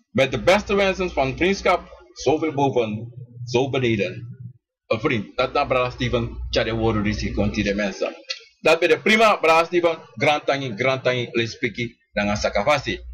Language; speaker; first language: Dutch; non-native, local second language; Sranan Tongo